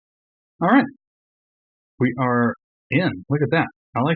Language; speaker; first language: English; native; English